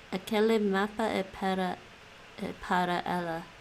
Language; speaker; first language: Portuguese; non-native, learner; English